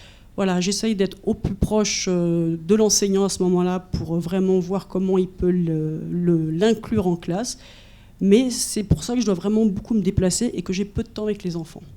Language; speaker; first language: French; native; French